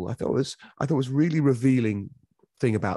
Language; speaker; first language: English; native; English